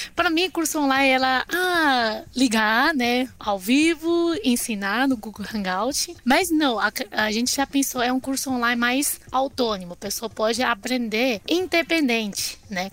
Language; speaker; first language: Portuguese; non-native, fluent; Chinese